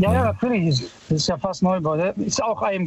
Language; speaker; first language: German; early bilingual, other home language; Italian